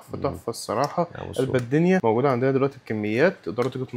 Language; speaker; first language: Arabic; native; Arabic